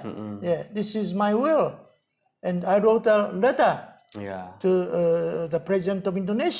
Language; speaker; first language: English; non-native, learner; Japanese